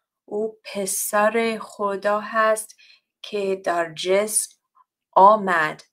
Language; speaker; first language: Persian; non-native, fluent; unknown